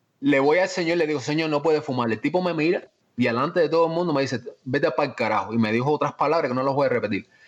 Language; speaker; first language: Spanish; early bilingual, heritage; Spanish